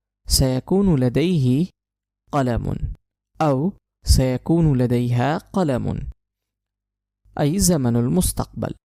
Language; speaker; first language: Arabic; non-native, fluent; Urdu